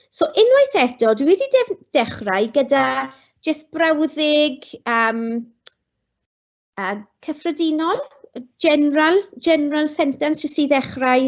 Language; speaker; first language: Welsh; non-native, local second language; English